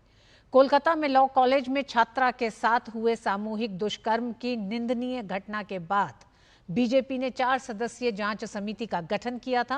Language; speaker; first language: Hindi; native; Hindi